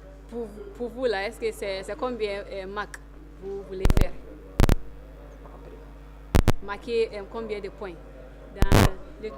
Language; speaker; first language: French; non-native, learner; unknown